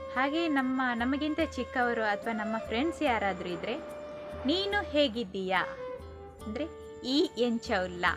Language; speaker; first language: Kannada; non-native, local second language; Tulu